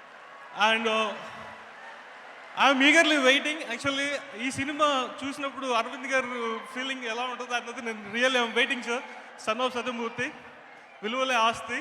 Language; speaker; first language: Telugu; non-native, learner; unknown